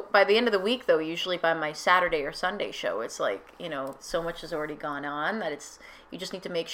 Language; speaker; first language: English; native; English